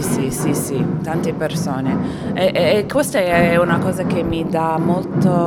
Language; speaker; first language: Italian; non-native, fluent; Arabic